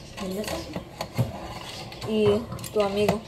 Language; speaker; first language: Spanish; early bilingual, heritage; Spanish